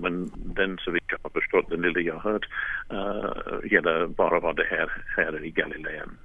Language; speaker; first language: Swedish; non-native, fluent; English